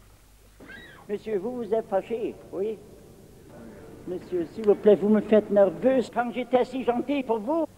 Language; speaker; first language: French; non-native, fluent; German